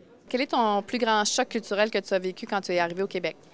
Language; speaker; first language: French; native; French